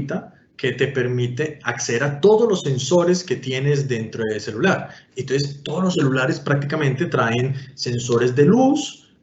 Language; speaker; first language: Spanish; native; Spanish